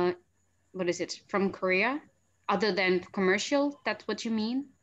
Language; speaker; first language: English; non-native, fluent; Indonesian